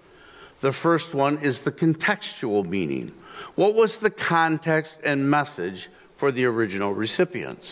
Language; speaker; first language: English; native; English